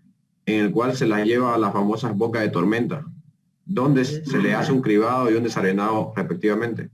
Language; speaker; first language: Spanish; native; Spanish